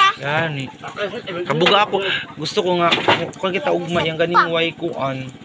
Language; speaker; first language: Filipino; non-native, local second language; Cebuano